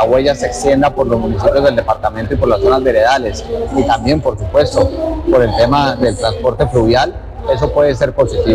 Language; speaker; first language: Spanish; native; Spanish